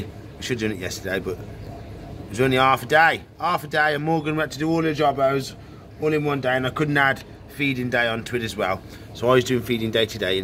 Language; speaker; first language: English; native; English